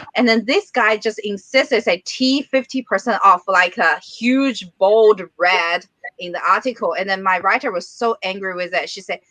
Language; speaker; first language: English; non-native, fluent; Chinese